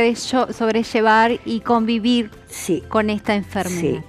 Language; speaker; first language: Spanish; native; Spanish